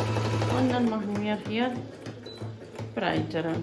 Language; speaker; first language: German; non-native, fluent; Bosnian